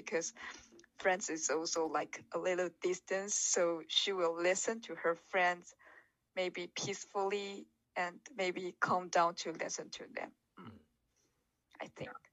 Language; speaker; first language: English; non-native, fluent; Chinese